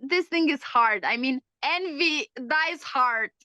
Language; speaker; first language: English; non-native, fluent; Romanian